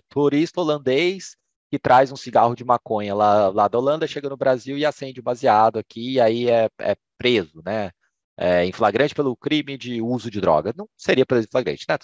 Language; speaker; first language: Portuguese; native; Portuguese